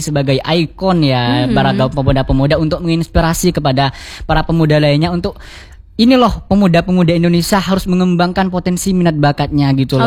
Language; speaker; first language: Indonesian; native; Indonesian